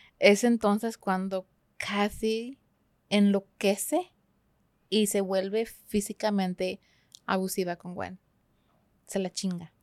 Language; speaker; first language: Spanish; early bilingual, heritage; Spanish